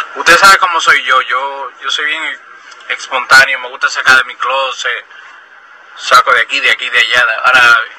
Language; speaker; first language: Spanish; native; Spanish